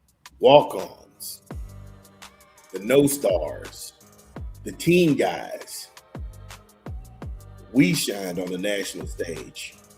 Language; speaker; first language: English; native; English